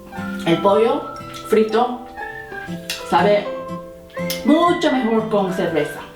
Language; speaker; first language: Spanish; non-native, fluent; Korean